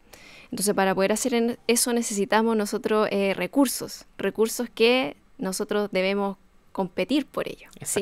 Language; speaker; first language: Spanish; native; Spanish